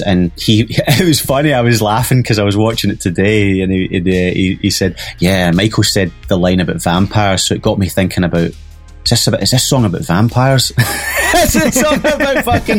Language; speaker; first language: English; native; English